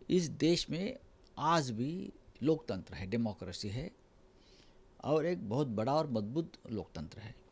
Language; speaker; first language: Hindi; non-native, local second language; Marathi